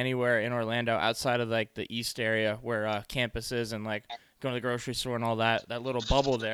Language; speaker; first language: English; native; English